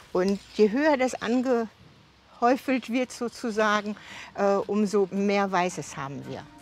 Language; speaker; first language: German; native; German